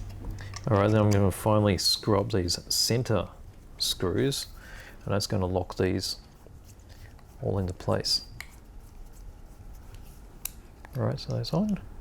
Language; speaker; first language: English; native; English